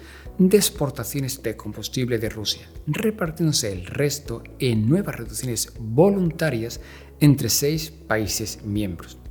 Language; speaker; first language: Spanish; native; Spanish